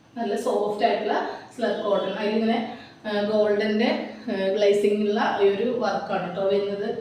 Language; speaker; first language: Malayalam; native; Malayalam